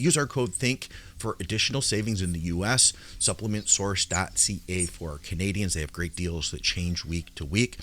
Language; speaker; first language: English; native; English